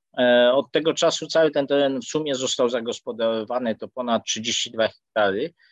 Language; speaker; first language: Polish; native; Polish